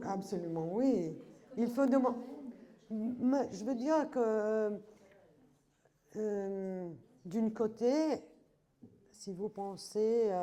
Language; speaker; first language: French; non-native, fluent; Italian